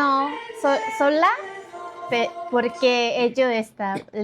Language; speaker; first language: Spanish; non-native, learner; Korean